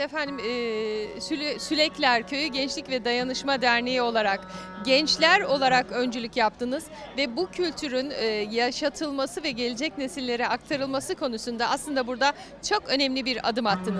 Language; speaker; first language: Turkish; native; Turkish